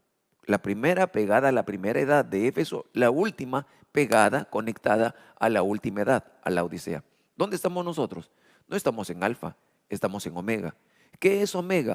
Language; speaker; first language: Spanish; native; Spanish